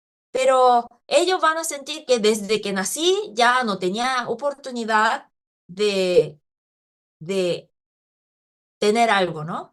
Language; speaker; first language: Spanish; non-native, fluent; Korean